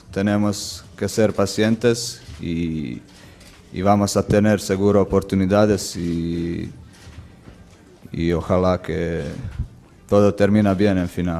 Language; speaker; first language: Spanish; non-native, fluent; Croatian